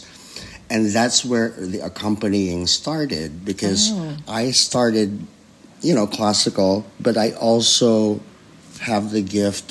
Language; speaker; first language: English; non-native, local second language; Filipino